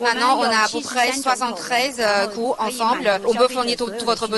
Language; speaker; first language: French; non-native, fluent; Chinese